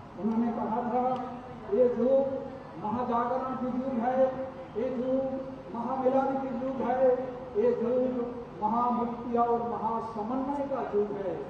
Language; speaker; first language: Hindi; non-native, local second language; Bangla